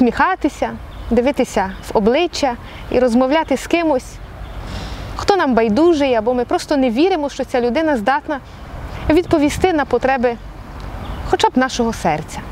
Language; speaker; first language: Ukrainian; native; Ukrainian